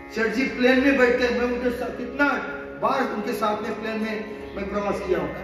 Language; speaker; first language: Hindi; non-native, local second language; Marathi